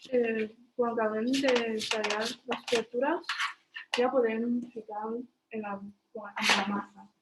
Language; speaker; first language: Spanish; non-native, learner; Chinese